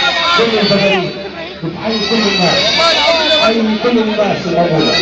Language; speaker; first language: Arabic; native; Arabic